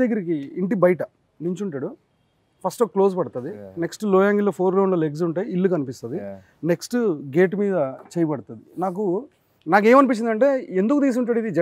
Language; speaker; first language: Telugu; native; Telugu